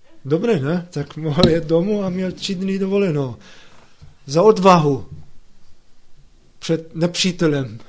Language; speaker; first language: Czech; non-native, fluent; German